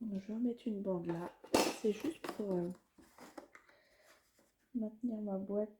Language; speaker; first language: French; native; French